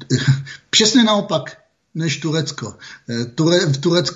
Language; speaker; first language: Czech; non-native, fluent; Hebrew